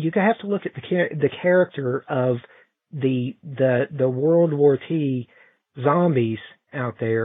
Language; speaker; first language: English; native; English